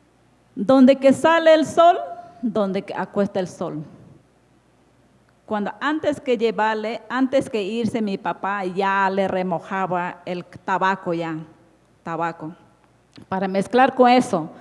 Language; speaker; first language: Spanish; non-native, local second language; Shipibo-Conibo